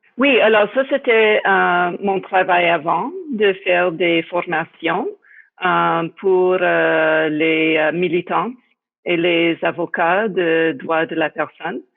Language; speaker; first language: French; non-native, fluent; English